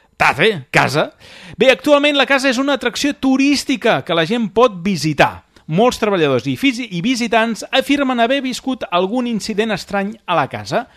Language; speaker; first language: Catalan; native; Catalan